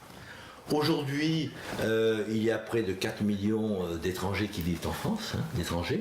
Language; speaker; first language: French; native; French